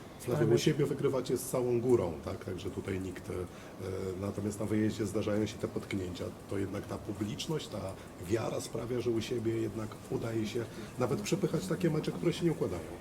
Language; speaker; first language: Polish; native; Polish